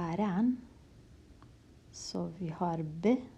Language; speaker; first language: Swedish; non-native, fluent; Kurdish